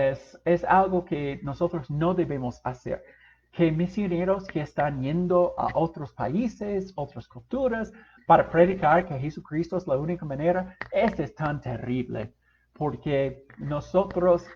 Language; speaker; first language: Spanish; non-native, fluent; English